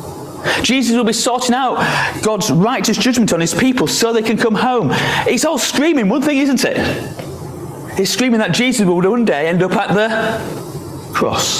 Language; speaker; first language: English; native; English